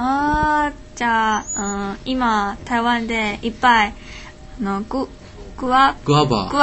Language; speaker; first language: Japanese; non-native, learner; Chinese